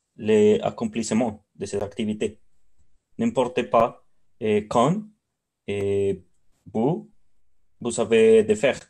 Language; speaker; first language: French; non-native, learner; Spanish